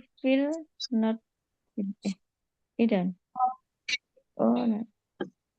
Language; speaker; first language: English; non-native, learner; Indonesian